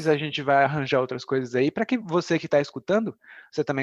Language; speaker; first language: Portuguese; native; Portuguese